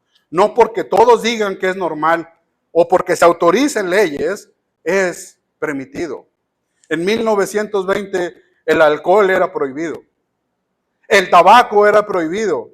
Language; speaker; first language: Spanish; native; Spanish